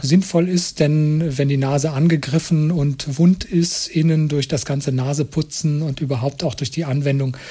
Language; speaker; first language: German; native; German